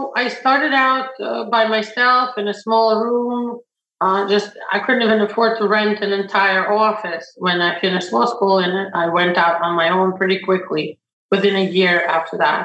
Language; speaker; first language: English; early bilingual, other home language; Ukrainian